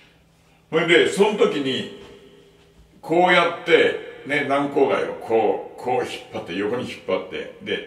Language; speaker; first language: Japanese; native; Japanese